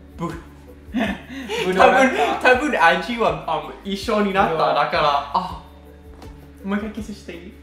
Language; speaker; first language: Japanese; non-native, learner; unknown